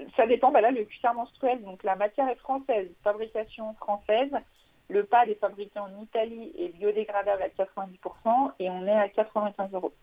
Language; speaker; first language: French; native; French